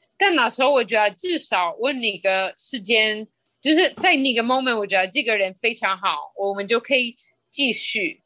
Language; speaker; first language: Chinese; non-native, fluent; Spanish